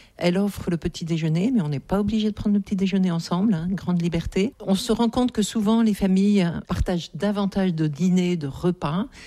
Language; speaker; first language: French; native; French